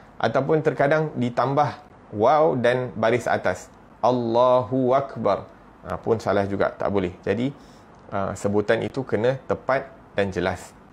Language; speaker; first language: Malay; native; Malay